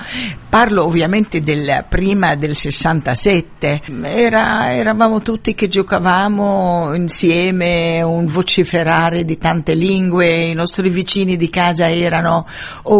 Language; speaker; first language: Italian; non-native, fluent; Arabic